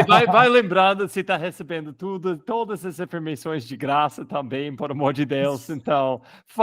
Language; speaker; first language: Portuguese; non-native, fluent; English